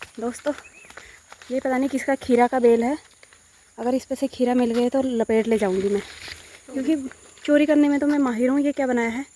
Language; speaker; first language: Hindi; non-native, local second language; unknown